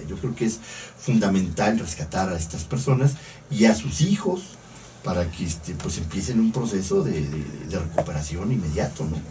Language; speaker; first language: Spanish; native; Spanish